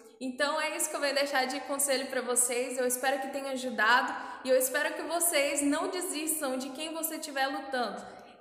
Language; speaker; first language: Portuguese; native; Portuguese